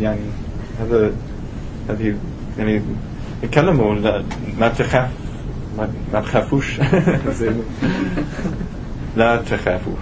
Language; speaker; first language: Arabic; non-native, learner; English